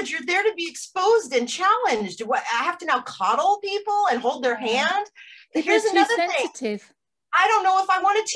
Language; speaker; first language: English; native; English